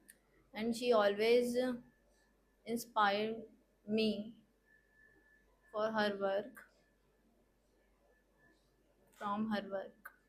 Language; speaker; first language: English; non-native, learner; Urdu